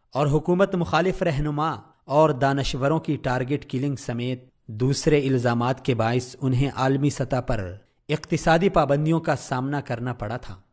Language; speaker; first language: Urdu; native; Urdu